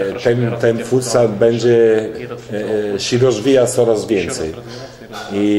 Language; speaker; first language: Polish; non-native, learner; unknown